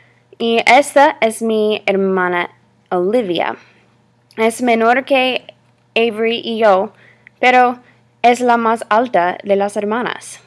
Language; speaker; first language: Spanish; non-native, learner; English